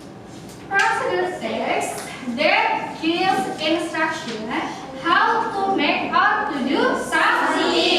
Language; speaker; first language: English; non-native, local second language; Indonesian